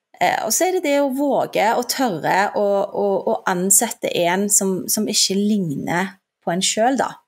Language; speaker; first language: Norwegian; early bilingual, other home language; Turkish